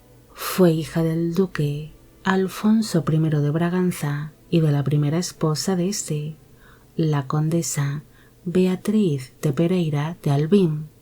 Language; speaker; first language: Spanish; native; Spanish